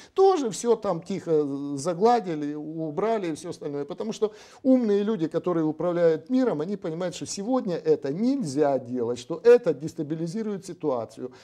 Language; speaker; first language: Russian; native; Russian